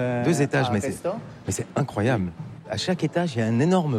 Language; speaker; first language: French; native; French